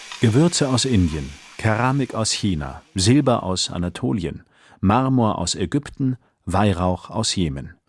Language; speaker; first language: German; native; German